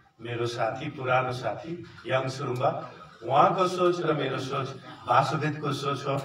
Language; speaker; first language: Nepali; non-native, fluent; Dutch